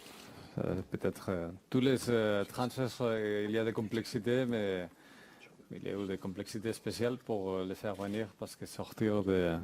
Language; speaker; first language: French; non-native, fluent; Spanish